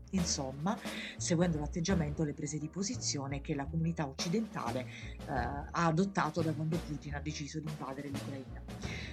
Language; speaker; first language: Italian; native; Italian